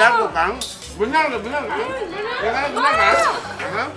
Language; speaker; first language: Indonesian; non-native, fluent; Japanese